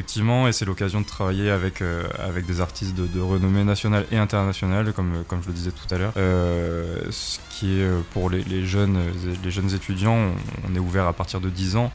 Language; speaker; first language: French; native; French